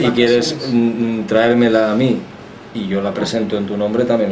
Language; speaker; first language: Spanish; native; Spanish